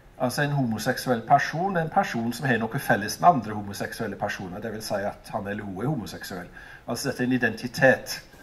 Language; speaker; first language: Norwegian; non-native, fluent; English